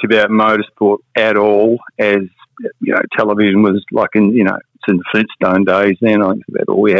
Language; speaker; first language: English; native; English